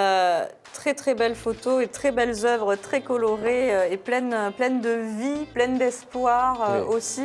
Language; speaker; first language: French; native; French